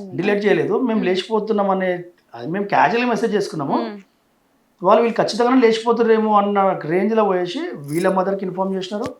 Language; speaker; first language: Telugu; native; Telugu